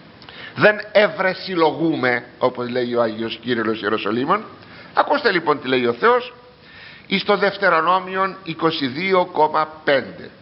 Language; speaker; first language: Greek; native; Greek